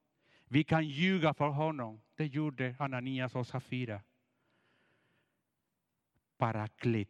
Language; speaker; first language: Swedish; non-native, fluent; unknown